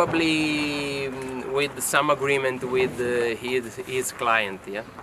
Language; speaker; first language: English; non-native, learner; Romanian